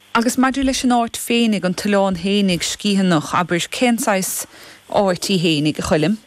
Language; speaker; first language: Irish; native; Irish